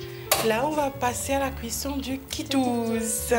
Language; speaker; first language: French; non-native, local second language; Morisyen